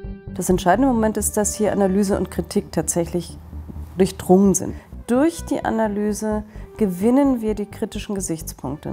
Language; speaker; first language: German; native; German